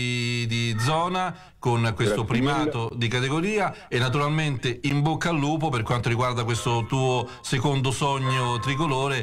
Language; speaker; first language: Italian; native; Italian